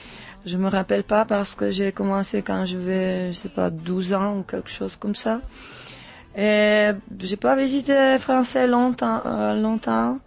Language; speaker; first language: French; non-native, learner; Czech